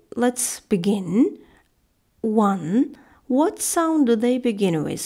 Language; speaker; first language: English; non-native, fluent; Azerbaijani